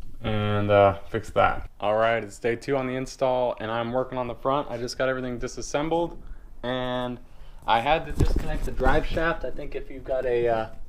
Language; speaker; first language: English; native; English